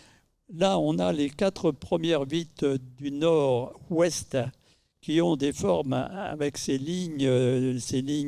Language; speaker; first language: French; native; French